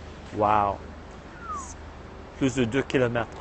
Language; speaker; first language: French; non-native, fluent; English